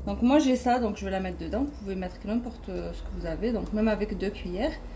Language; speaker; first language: French; non-native, local second language; Arabic